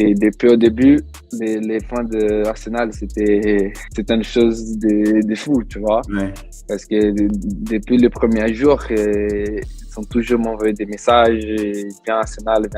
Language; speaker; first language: French; non-native, learner; Portuguese